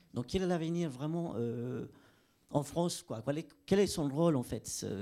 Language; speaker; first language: French; non-native, fluent; Spanish